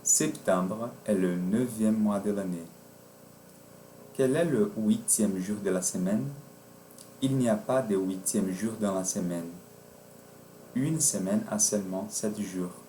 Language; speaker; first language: French; non-native, fluent; Portuguese